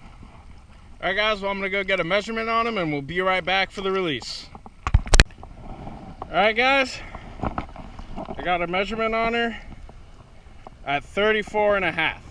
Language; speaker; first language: English; native; English